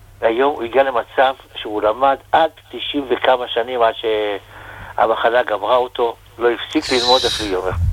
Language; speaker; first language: Hebrew; non-native, fluent; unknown